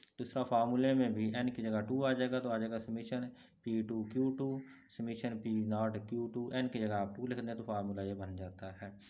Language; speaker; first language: Urdu; non-native, local second language; Punjabi